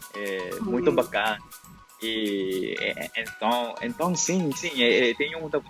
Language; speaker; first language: Portuguese; non-native, learner; Spanish